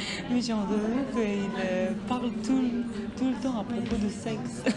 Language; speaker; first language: French; non-native, learner; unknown